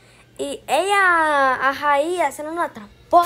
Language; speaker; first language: Spanish; early bilingual, heritage; Spanish